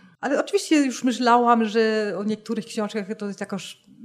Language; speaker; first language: Polish; non-native, fluent; German